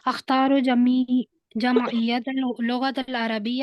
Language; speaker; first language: Arabic; non-native, learner; Urdu